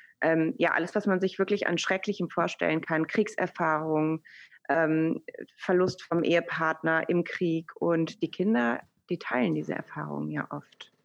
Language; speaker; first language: German; early bilingual, other home language; Persian